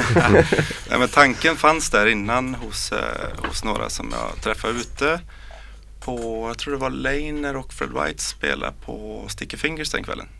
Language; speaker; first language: Swedish; native; Swedish